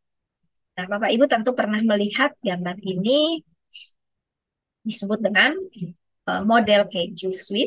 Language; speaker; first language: Indonesian; native; Indonesian